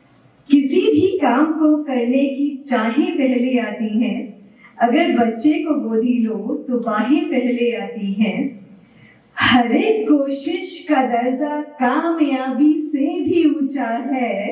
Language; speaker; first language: Hindi; native; Hindi